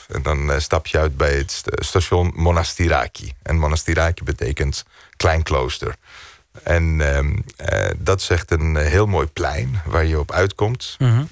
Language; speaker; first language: Dutch; non-native, fluent; Greek